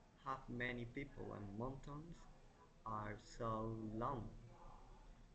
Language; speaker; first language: English; non-native, learner; Spanish